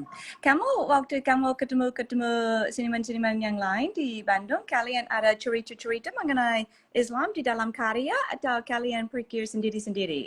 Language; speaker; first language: Indonesian; non-native, fluent; English